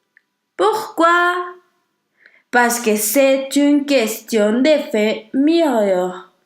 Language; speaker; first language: French; non-native, learner; Spanish